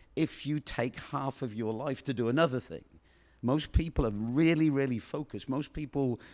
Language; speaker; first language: English; native; English